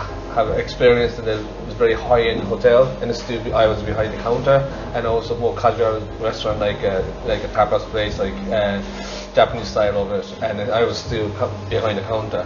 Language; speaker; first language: English; non-native, learner; Japanese